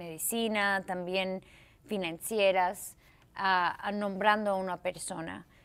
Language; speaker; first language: Spanish; early bilingual, heritage; Spanish